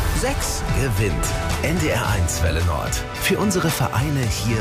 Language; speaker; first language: German; native; German